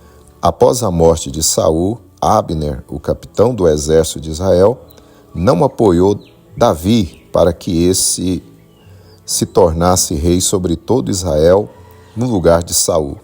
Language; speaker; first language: Portuguese; native; Portuguese